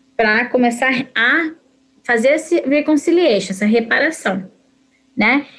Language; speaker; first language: Portuguese; native; Portuguese